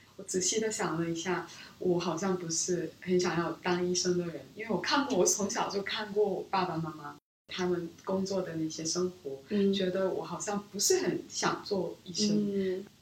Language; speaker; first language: Chinese; early bilingual, other home language; Korean